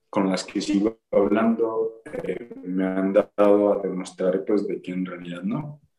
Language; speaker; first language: Spanish; native; Spanish